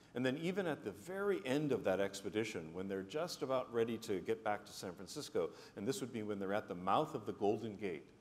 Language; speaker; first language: English; native; English